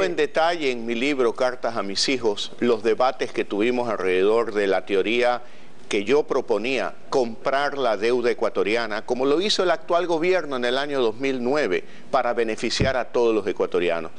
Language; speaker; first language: Spanish; native; Spanish